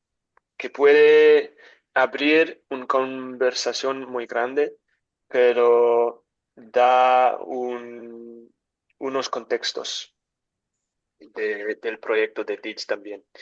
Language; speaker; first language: Spanish; non-native, learner; English